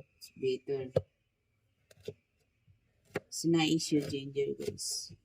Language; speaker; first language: English; non-native, learner; Filipino